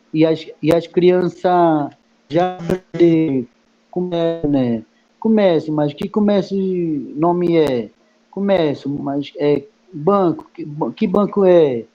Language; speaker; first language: Portuguese; non-native, local second language; Kayapó